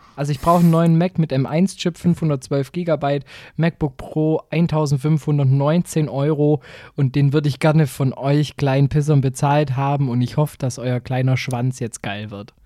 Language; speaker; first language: German; native; German